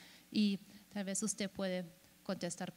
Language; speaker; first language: Spanish; non-native, fluent; German